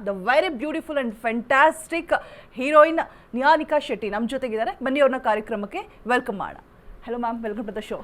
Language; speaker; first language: Kannada; native; Kannada